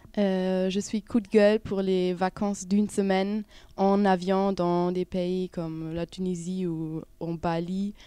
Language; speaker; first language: French; non-native, fluent; German